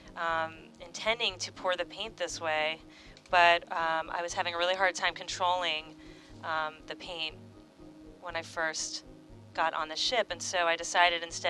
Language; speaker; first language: English; native; English